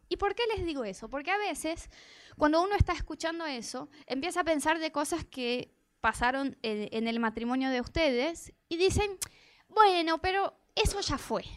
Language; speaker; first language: Spanish; non-native, fluent; Portuguese